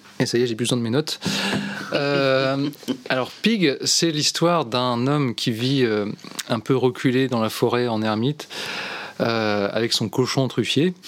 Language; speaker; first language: French; native; French